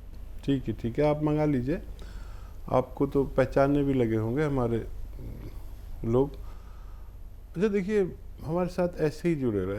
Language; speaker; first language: Hindi; native; Hindi